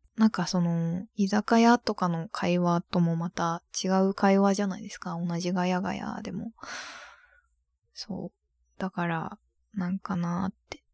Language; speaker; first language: Japanese; native; Japanese